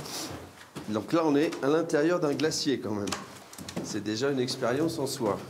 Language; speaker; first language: French; native; French